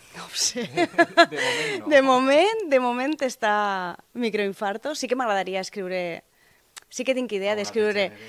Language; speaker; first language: Catalan; native; Catalan